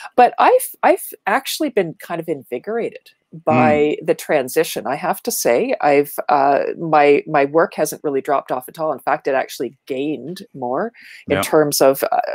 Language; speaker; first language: English; native; English